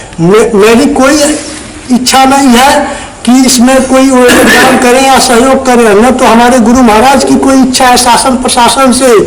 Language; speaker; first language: Hindi; native; Hindi